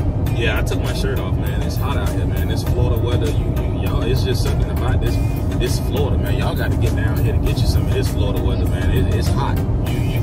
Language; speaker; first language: English; native; English